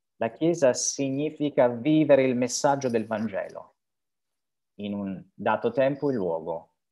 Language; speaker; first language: Italian; non-native, fluent; French